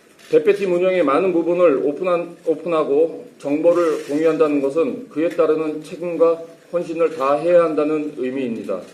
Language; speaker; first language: Korean; native; Korean